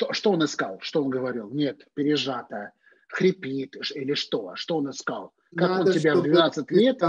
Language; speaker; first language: Russian; native; Russian